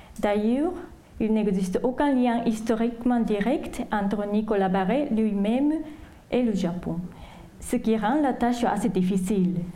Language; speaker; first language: French; non-native, fluent; Japanese